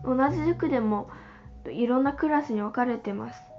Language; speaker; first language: Japanese; non-native, fluent; Chinese